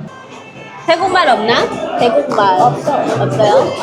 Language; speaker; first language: Korean; non-native, learner; Vietnamese